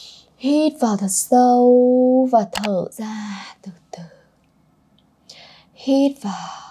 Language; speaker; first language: Vietnamese; native; Vietnamese